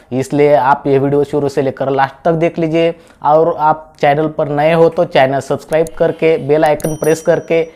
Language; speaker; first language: Hindi; non-native, local second language; Marathi